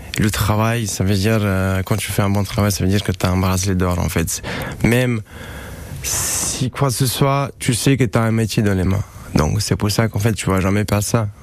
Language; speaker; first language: French; non-native, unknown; Romanian